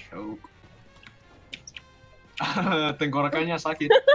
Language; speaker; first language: Indonesian; early bilingual, heritage; Indonesian